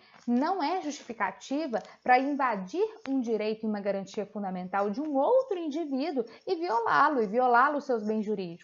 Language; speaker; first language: Portuguese; native; Portuguese